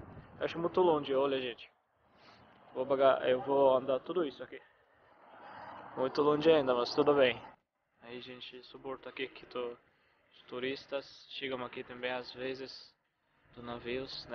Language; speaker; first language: Portuguese; non-native, fluent; Arabic